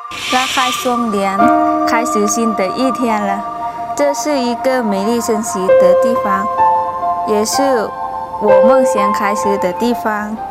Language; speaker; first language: Chinese; non-native, learner; Lao